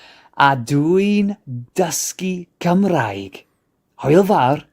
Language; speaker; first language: Welsh; non-native, learner; English